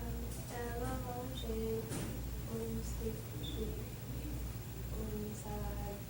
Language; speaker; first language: French; non-native, learner; English